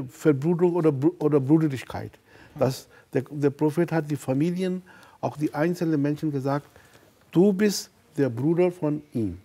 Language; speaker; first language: German; non-native, fluent; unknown